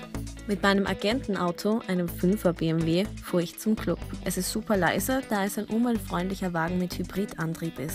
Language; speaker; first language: German; native; German